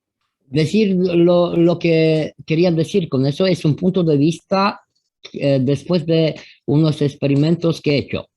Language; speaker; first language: Spanish; non-native, fluent; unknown